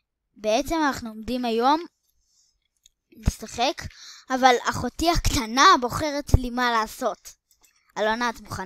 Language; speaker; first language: Hebrew; native; Hebrew